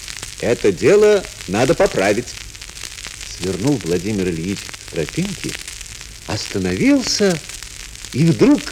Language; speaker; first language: Russian; native; Russian